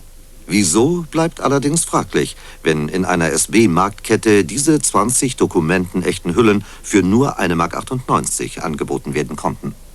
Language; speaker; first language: German; native; German